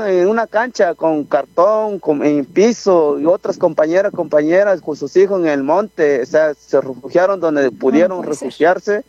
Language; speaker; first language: Spanish; non-native, local second language; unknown